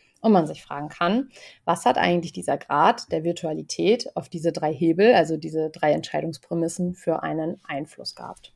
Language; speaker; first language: German; native; German